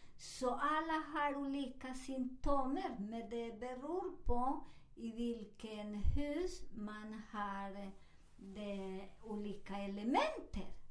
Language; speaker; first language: Swedish; non-native, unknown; Spanish